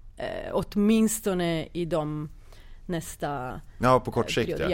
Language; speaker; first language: Swedish; non-native, fluent; Italian